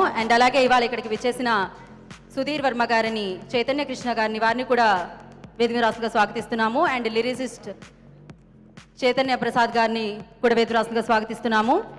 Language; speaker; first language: Telugu; native; Telugu